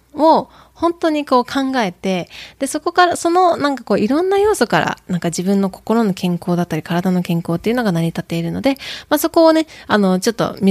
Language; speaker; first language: Japanese; native; Japanese